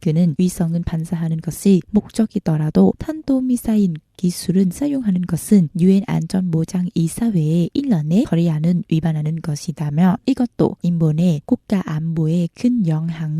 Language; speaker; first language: Korean; non-native, fluent; Vietnamese